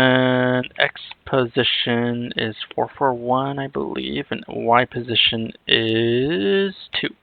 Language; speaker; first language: English; native; English